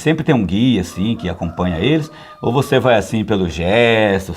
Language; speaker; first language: Portuguese; native; Portuguese